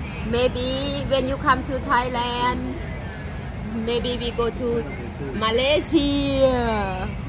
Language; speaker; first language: English; non-native, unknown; Thai